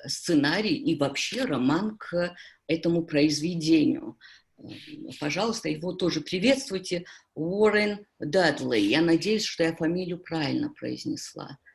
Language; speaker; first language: Russian; native; Russian